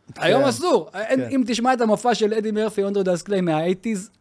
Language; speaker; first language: Hebrew; native; Hebrew